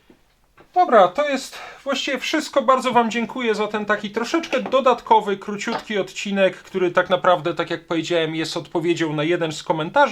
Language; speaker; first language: Polish; native; Polish